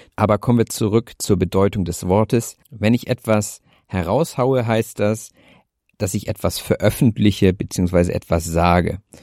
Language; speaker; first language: German; native; German